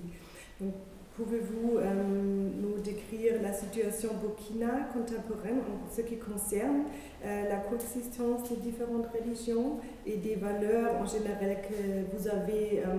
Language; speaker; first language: French; non-native, fluent; German